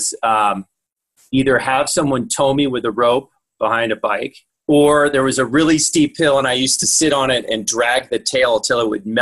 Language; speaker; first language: English; native; English